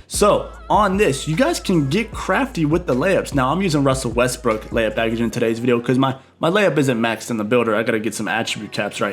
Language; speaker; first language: English; native; English